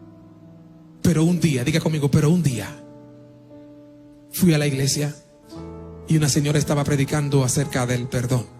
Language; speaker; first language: Spanish; non-native, fluent; Haitian Creole